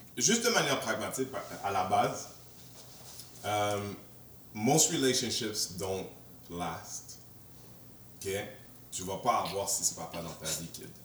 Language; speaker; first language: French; native; French